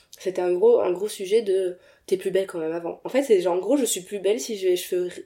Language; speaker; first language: French; native; French